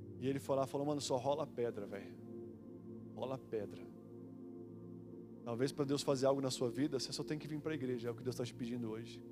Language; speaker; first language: Portuguese; native; Portuguese